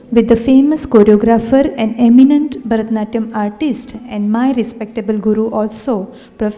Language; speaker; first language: English; non-native, local second language; Gujarati